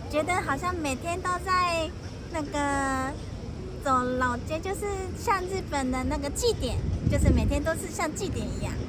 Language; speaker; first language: Chinese; early bilingual, heritage; Japanese